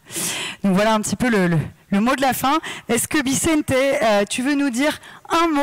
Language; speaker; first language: French; native; French